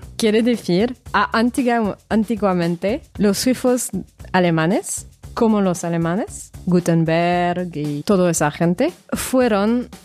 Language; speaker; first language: Spanish; non-native, fluent; French